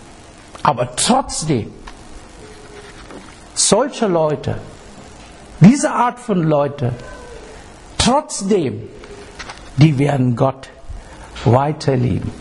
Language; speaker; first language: German; non-native, fluent; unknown